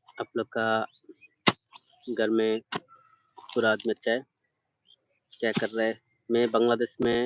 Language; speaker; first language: Hindi; non-native, learner; Bangla